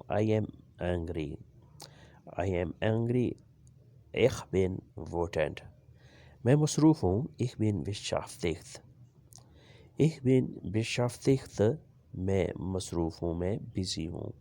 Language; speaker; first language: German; non-native, learner; Urdu